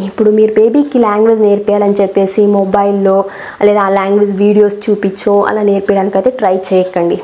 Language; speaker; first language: Telugu; non-native, local second language; Kannada